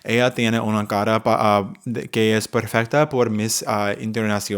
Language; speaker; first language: Spanish; non-native, learner; English